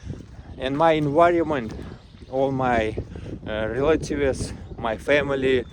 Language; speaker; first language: English; non-native, learner; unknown